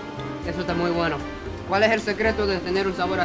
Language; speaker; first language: Spanish; non-native, fluent; Japanese